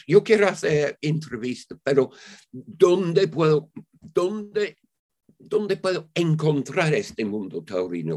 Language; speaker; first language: Spanish; non-native, fluent; English